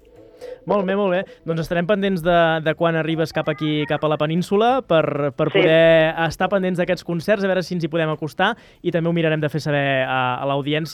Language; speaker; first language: Catalan; native; Catalan